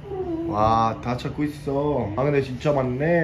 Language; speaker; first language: Korean; non-native, fluent; Italian